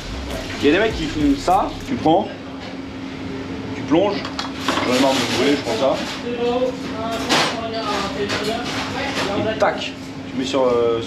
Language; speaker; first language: French; native; French